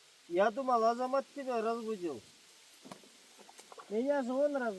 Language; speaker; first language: Russian; non-native, local second language; Kyrgyz